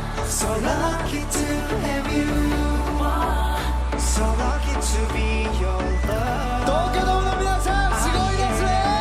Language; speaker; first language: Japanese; non-native, learner; Korean